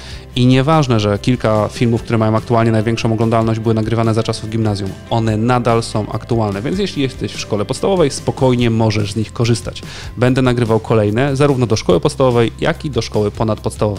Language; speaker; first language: Polish; native; Polish